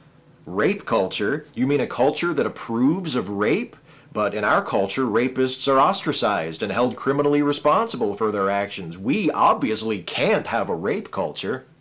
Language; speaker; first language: English; native; English